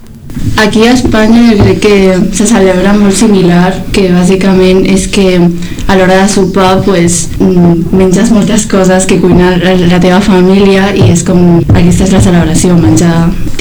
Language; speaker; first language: Catalan; early bilingual, other home language; Chinese